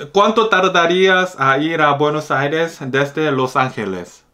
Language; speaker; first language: Spanish; non-native, learner; Korean